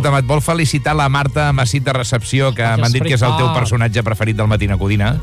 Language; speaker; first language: Catalan; native; Catalan